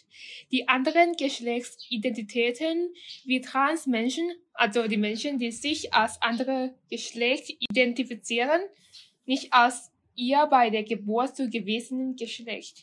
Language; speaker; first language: German; non-native, fluent; Thai